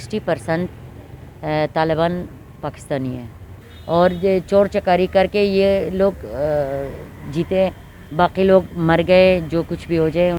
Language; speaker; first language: Hindi; non-native, fluent; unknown